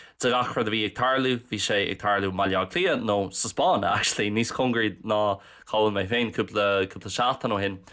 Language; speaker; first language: Irish; non-native, local second language; English